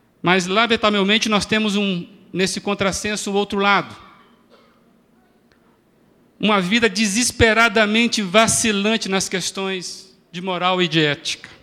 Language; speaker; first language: Portuguese; native; Portuguese